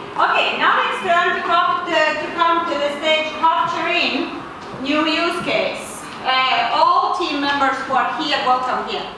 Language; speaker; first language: English; non-native, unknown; Latvian